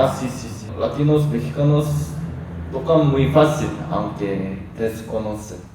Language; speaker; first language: Spanish; non-native, learner; Korean